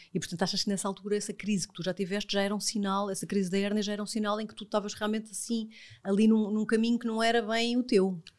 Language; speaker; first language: Portuguese; native; Portuguese